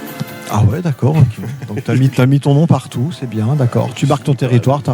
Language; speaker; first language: French; native; French